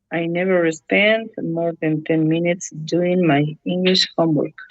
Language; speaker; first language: English; non-native, learner; Spanish